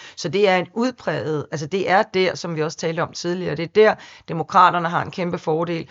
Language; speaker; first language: Danish; native; Danish